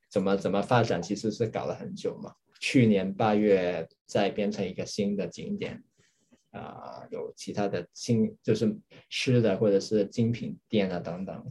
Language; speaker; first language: Chinese; non-native, local second language; Cantonese